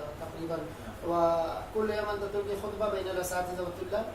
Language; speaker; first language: Arabic; non-native, fluent; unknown